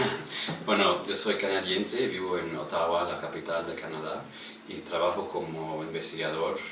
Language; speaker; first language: Spanish; non-native, fluent; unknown